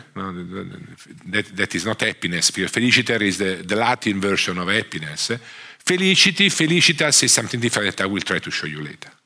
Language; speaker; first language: English; non-native, fluent; Italian